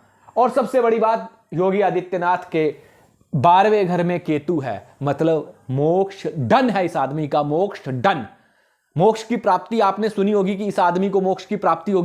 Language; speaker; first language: Hindi; native; Hindi